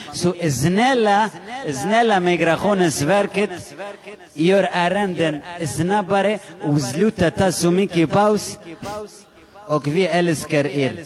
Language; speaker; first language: Swedish; non-native, fluent; Arabic